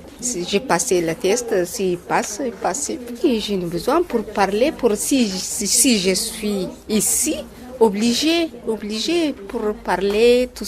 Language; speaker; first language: French; non-native, learner; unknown